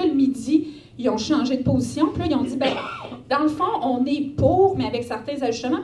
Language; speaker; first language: French; native; French